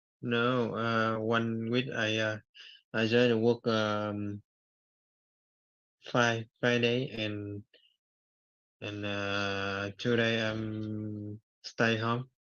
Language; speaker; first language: English; non-native, learner; Vietnamese